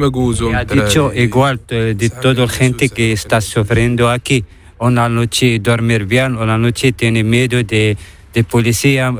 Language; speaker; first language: Spanish; non-native, learner; Arabic